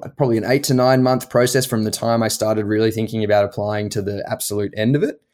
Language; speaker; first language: English; native; English